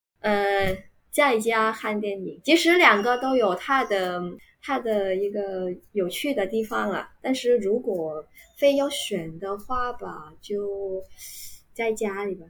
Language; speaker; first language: Chinese; non-native, fluent; Vietnamese